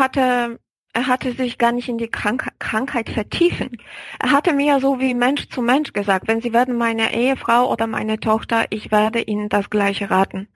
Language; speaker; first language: German; non-native, fluent; Polish